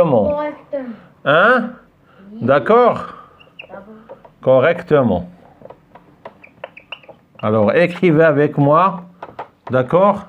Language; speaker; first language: French; non-native, local second language; Arabic